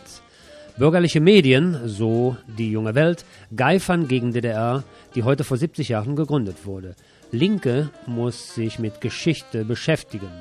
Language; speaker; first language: German; native; German